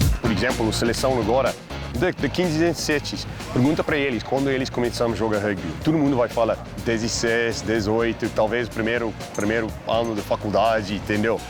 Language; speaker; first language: Portuguese; non-native, learner; English